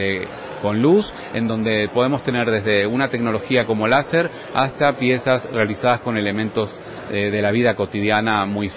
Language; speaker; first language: Spanish; native; Spanish